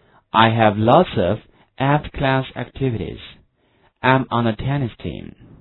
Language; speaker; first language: English; non-native, fluent; Chinese